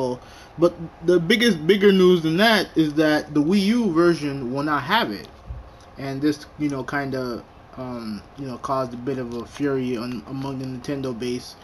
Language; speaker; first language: English; native; English